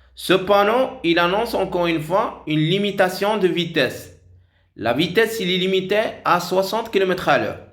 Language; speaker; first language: French; non-native, local second language; Arabic